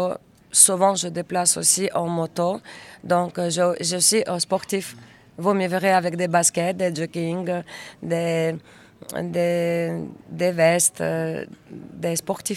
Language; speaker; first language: French; non-native, fluent; Russian